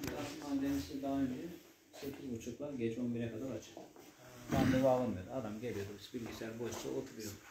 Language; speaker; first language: Turkish; native; Turkish